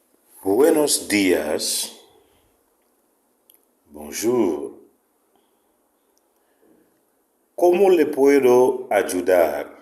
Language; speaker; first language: Spanish; non-native, fluent; Haitian Creole